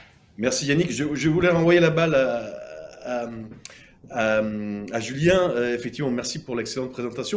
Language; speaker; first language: French; native; French